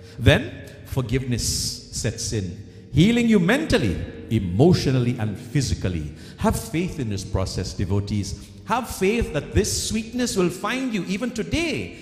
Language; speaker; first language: English; native; English